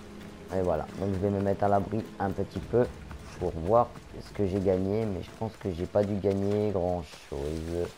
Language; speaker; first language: French; native; French